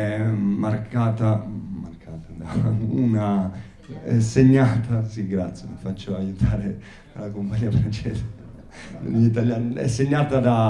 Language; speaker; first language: Italian; native; Italian